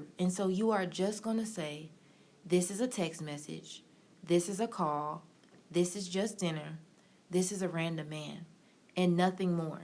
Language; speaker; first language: English; native; English